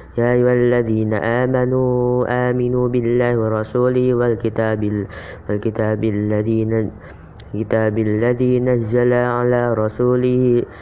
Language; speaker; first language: Arabic; non-native, learner; Indonesian